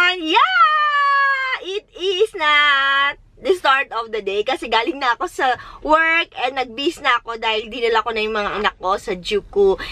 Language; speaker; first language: Filipino; native; Filipino